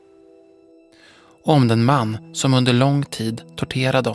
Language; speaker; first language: Swedish; native; Swedish